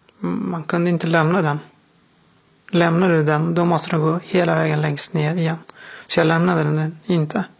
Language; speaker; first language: Swedish; non-native, fluent; Persian